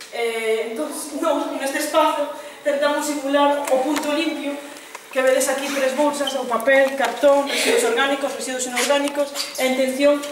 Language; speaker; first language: Galician; non-native, local second language; Spanish